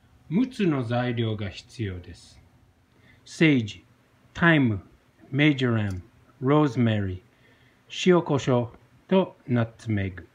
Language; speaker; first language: Japanese; non-native, fluent; English